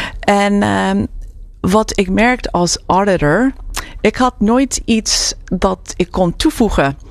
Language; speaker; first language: Dutch; non-native, fluent; English